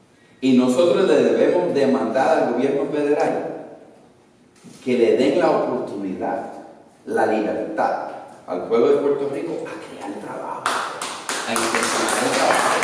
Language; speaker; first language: Spanish; early bilingual, other home language; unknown